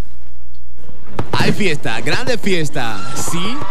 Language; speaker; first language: Spanish; native; Spanish